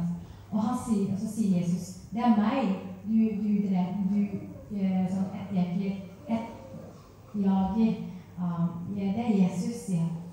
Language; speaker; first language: Norwegian; non-native, fluent; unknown